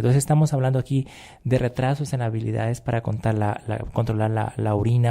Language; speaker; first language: Spanish; native; Spanish